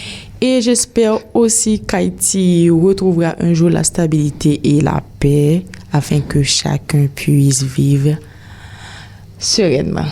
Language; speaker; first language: French; non-native, local second language; Haitian Creole